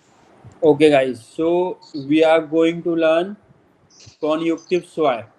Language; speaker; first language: English; non-native, local second language; Hindi